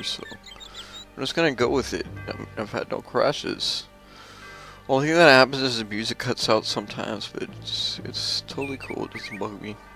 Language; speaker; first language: English; native; English